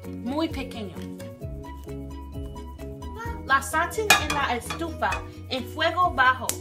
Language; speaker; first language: Spanish; non-native, learner; English